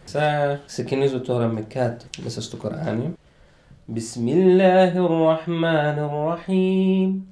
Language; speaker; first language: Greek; non-native, learner; Arabic